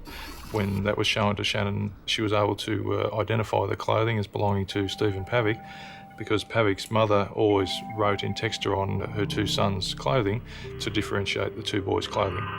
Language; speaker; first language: English; native; English